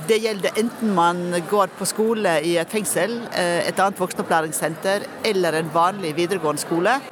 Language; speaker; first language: Norwegian; native; Norwegian